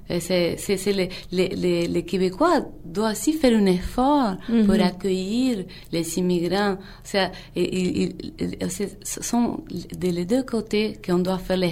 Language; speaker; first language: French; non-native, fluent; Spanish